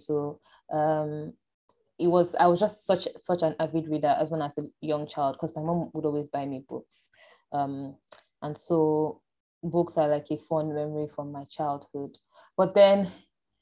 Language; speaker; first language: English; non-native, local second language; Yoruba